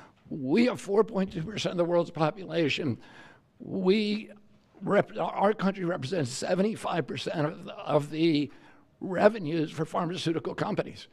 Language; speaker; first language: English; native; English